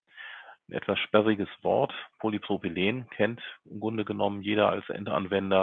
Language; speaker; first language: German; native; German